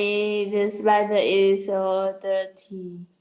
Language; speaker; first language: English; non-native, learner; Vietnamese